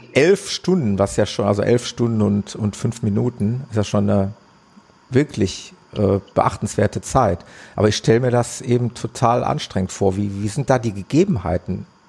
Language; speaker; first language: German; native; German